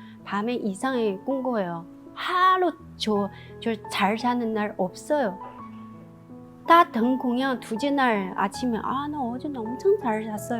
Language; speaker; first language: Korean; non-native, learner; Chinese